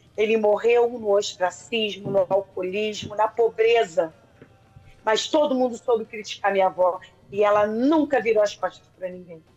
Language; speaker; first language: Portuguese; native; Portuguese